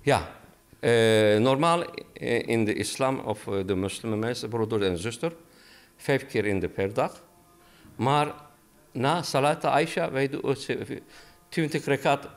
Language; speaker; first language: Dutch; non-native, learner; Turkish